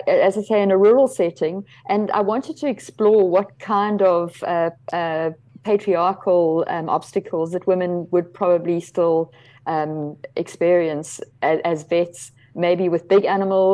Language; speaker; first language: English; native; English